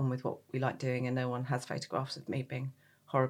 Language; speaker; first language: English; native; English